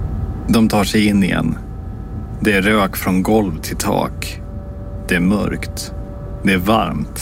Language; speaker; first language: Swedish; native; Swedish